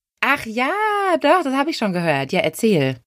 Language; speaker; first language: German; native; German